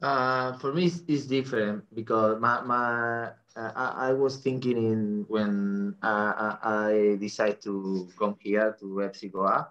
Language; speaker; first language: English; non-native, fluent; Spanish